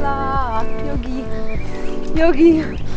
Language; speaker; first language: Korean; non-native, learner; Czech